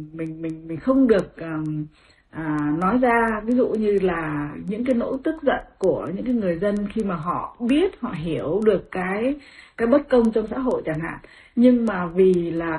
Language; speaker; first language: Vietnamese; native; Vietnamese